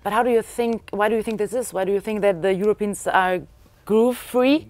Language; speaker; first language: English; non-native, fluent; German